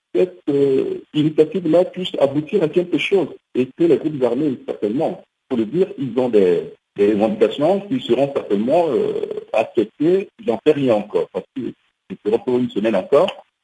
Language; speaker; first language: French; non-native, local second language; Sango